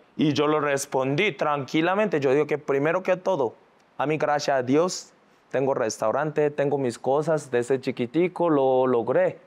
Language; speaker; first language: Spanish; non-native, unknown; Korean